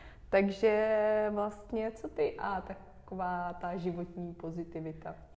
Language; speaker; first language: Czech; native; Czech